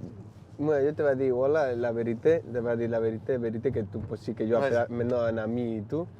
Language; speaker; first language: French; non-native, learner; Spanish